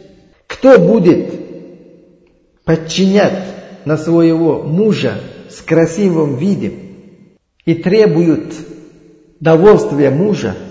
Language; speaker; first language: Russian; non-native, learner; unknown